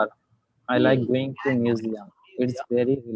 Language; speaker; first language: English; non-native, learner; Bangla